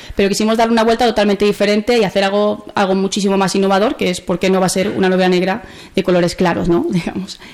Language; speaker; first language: Spanish; native; Spanish